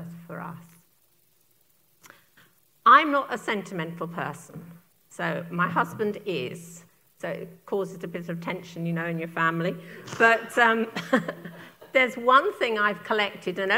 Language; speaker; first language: English; native; English